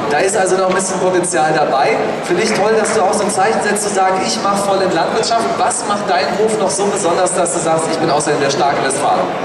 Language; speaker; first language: German; native; German